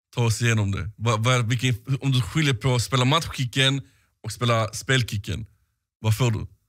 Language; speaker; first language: Swedish; early bilingual, other home language; Arabic